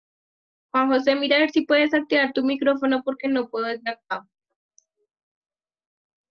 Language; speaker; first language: Spanish; native; Spanish